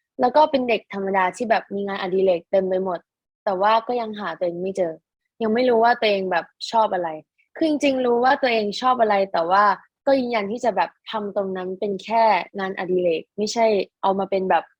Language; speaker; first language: Thai; native; Thai